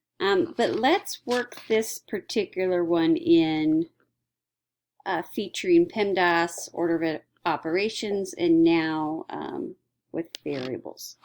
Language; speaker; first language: English; native; English